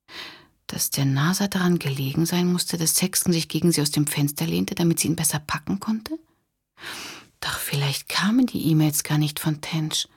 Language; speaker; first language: German; native; German